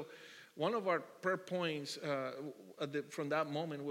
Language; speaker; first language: English; non-native, fluent; Spanish